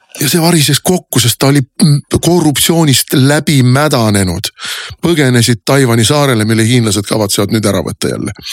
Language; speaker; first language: Estonian; native; Estonian